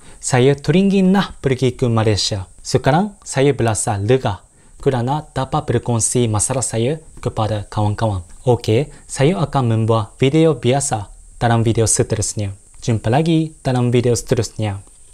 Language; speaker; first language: Malay; non-native, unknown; Japanese